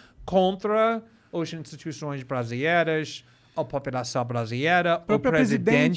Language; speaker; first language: Portuguese; non-native, fluent; English